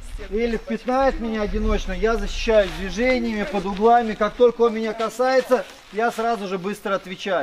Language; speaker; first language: Russian; native; Russian